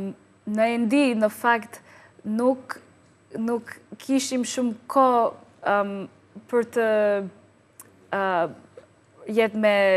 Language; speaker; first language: Albanian; non-native, learner; English